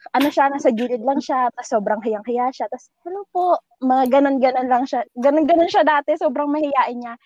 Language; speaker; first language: Filipino; native; Filipino